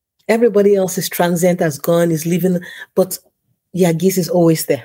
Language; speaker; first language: English; non-native, local second language; Yoruba